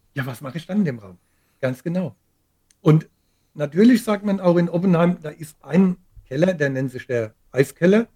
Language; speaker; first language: German; native; German